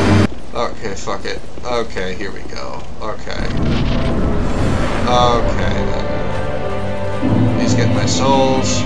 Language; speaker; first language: English; native; English